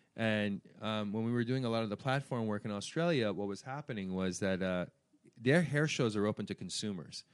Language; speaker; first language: English; early bilingual, other home language; Persian